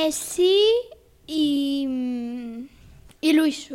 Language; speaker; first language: Spanish; native; Spanish